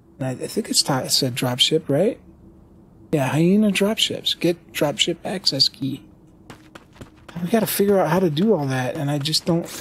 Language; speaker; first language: English; native; English